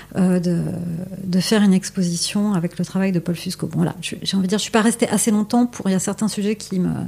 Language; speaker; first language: French; native; French